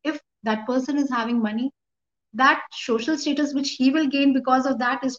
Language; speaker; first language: English; non-native, local second language; Hindi